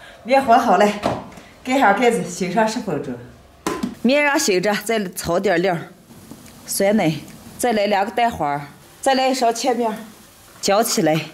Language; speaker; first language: Chinese; native; Chinese